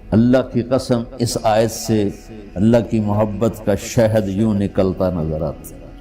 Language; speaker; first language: Urdu; non-native, local second language; Punjabi